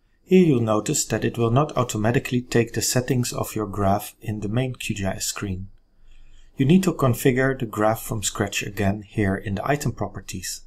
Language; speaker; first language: English; non-native, fluent; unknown